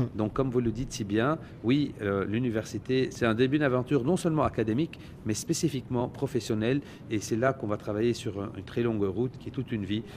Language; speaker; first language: French; non-native, local second language; Arabic